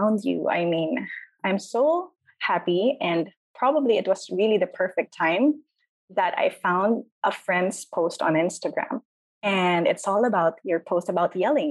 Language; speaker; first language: English; non-native, local second language; Filipino